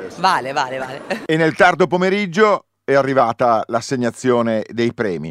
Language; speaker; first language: Italian; native; Italian